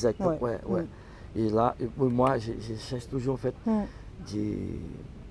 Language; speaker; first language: French; non-native, learner; Portuguese